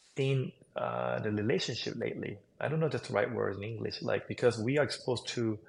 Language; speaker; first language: English; non-native, fluent; Korean